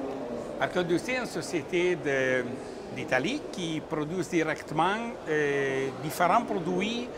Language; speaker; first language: French; non-native, learner; Italian